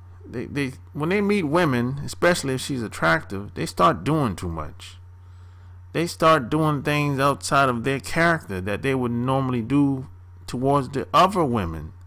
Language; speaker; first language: English; native; English